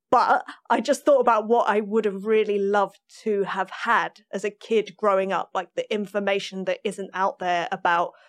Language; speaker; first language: English; native; English